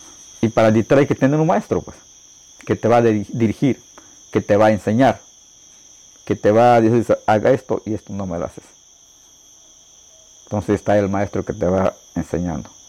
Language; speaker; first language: Spanish; non-native, local second language; Shipibo-Conibo